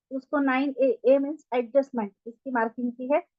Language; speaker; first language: Hindi; non-native, local second language; Marathi